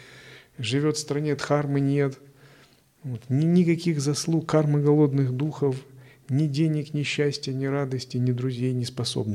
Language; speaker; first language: Russian; native; Russian